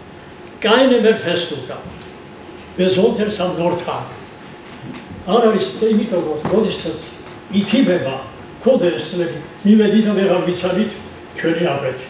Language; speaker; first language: German; non-native, learner; Georgian